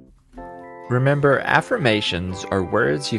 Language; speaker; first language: English; native; English